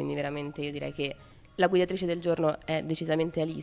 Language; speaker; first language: Italian; native; Italian